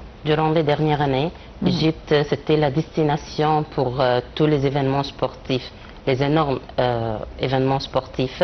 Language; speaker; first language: French; non-native, learner; Arabic